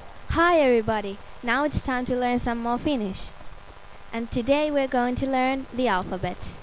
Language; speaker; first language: English; non-native, fluent; Finnish